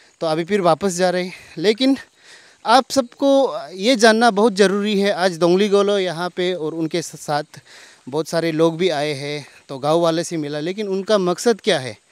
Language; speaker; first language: Hindi; non-native, local second language; Nyishi